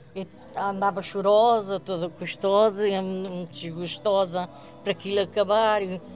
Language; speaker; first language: Portuguese; native; Portuguese